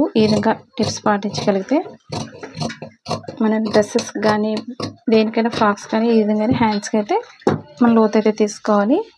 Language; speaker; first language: Telugu; native; Telugu